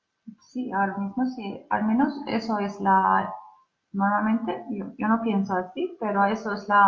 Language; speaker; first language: Spanish; non-native, learner; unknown